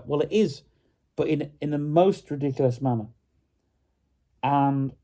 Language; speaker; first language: English; native; English